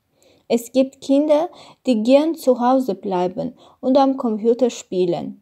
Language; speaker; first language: German; non-native, learner; Armenian